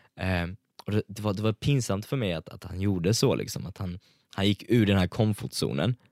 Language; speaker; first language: Swedish; early bilingual, other home language; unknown